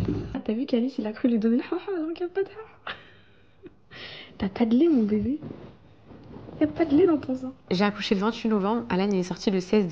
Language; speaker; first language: French; native; French